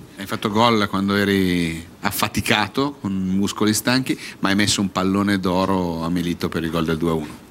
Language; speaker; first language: Italian; native; Italian